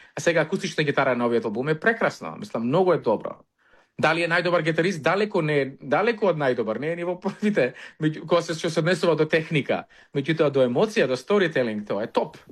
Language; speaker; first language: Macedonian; native; Macedonian